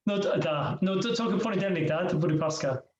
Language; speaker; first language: Russian; non-native, learner; English